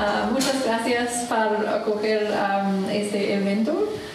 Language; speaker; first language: Spanish; non-native, learner; English